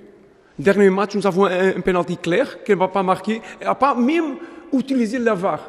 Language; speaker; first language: French; non-native, fluent; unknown